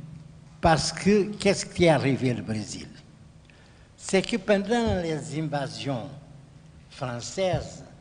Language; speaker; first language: French; non-native, fluent; Portuguese